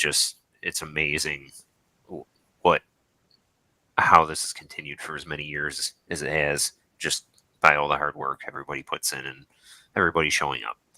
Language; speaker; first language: English; native; English